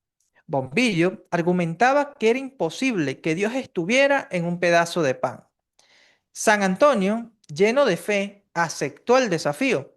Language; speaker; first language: Spanish; native; Spanish